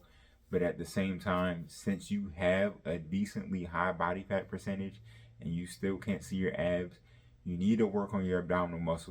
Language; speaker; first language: English; native; English